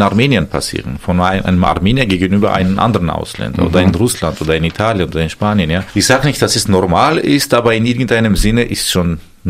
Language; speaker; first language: German; non-native, fluent; Armenian